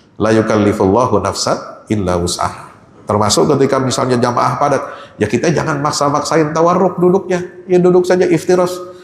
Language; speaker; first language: Indonesian; native; Indonesian